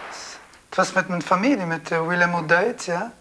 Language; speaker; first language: Dutch; non-native, local second language; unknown